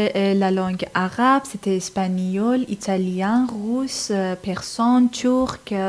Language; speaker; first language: French; non-native, fluent; Persian